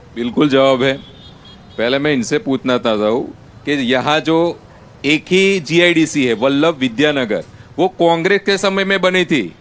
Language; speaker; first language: Hindi; non-native, local second language; Gujarati